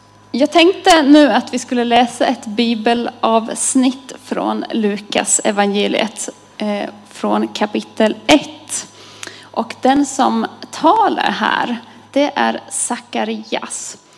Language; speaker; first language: Swedish; native; Swedish